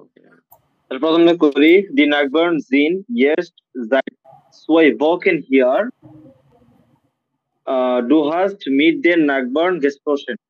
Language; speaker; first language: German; non-native, learner; Bangla